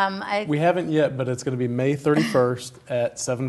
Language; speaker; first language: English; native; English